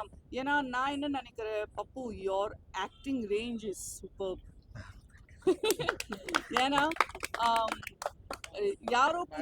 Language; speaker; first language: Tamil; non-native, fluent; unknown